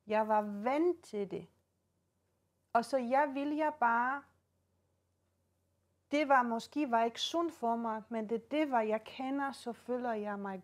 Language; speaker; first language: Danish; non-native, fluent; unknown